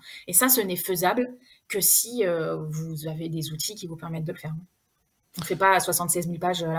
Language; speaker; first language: French; native; French